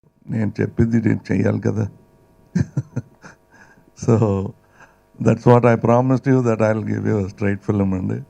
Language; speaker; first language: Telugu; non-native, local second language; Tamil